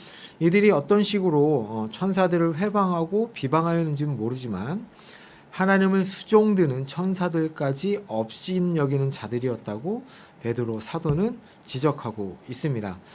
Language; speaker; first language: Korean; native; Korean